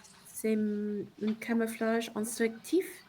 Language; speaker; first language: French; non-native, learner; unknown